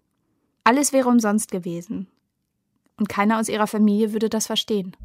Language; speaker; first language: German; native; German